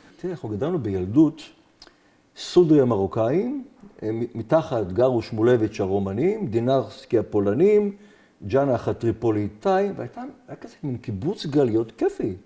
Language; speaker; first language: Hebrew; native; Hebrew